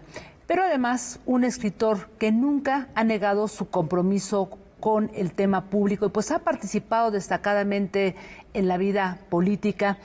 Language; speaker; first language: Spanish; native; Spanish